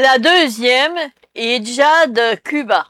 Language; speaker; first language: French; native; French